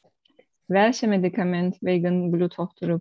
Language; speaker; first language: German; non-native, learner; Turkish